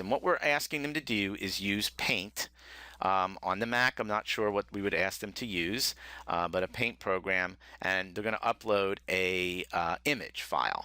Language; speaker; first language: English; native; English